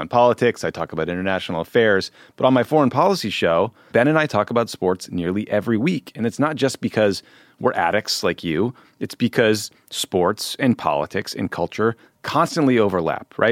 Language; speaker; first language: English; native; English